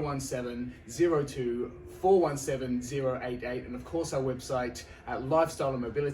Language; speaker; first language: English; native; English